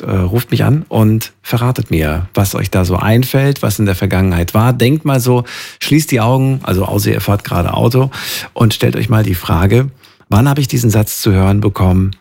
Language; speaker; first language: German; native; German